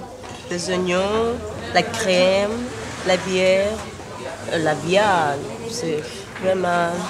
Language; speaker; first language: French; non-native, fluent; English